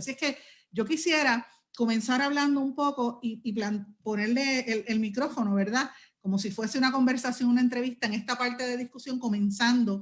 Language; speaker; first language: Spanish; native; Spanish